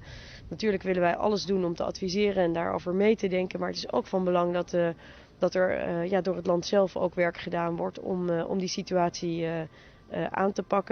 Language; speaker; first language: Dutch; native; Dutch